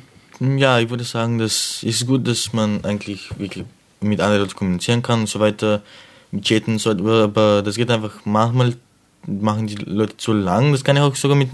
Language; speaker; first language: German; non-native, fluent; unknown